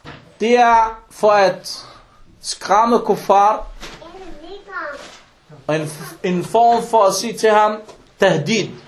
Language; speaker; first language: Danish; early bilingual, other home language; Arabic